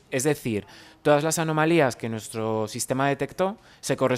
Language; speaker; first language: Spanish; native; Spanish